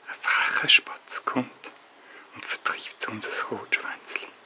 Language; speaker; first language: German; native; German